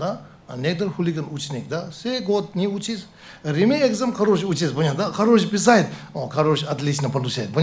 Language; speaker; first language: Russian; non-native, learner; Tibetan